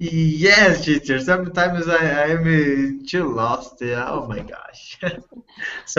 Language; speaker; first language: English; non-native, learner; Portuguese